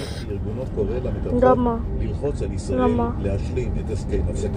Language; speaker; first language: Hebrew; native; Hebrew